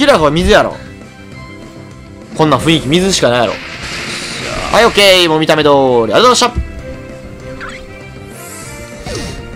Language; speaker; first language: Japanese; native; Japanese